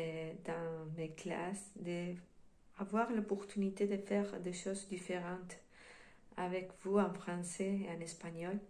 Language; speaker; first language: French; non-native, fluent; Spanish